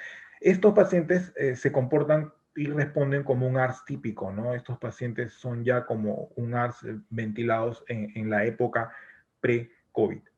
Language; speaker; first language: Spanish; native; Spanish